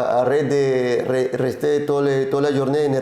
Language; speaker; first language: French; non-native, learner; Spanish